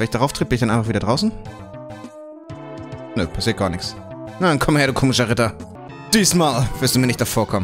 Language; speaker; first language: German; native; German